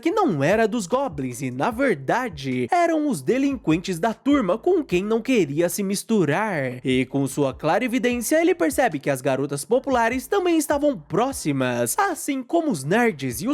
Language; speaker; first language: Portuguese; native; Portuguese